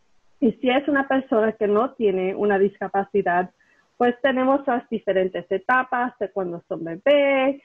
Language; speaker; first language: Spanish; early bilingual, heritage; Spanish